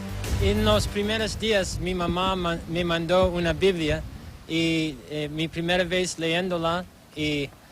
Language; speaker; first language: Spanish; non-native, learner; English